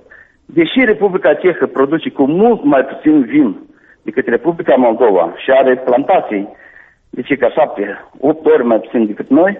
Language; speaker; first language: Romanian; native; Romanian